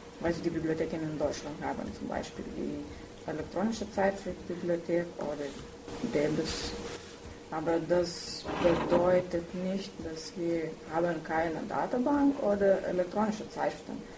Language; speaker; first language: German; non-native, learner; Lithuanian